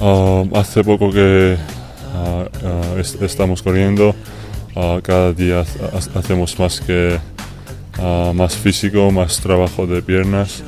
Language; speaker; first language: Spanish; non-native, fluent; Georgian